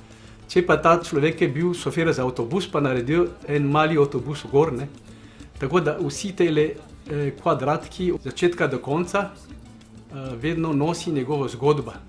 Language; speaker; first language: Slovenian; non-native, learner; Malagasy